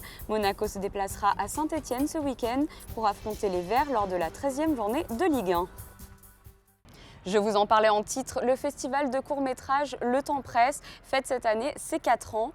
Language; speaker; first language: French; native; French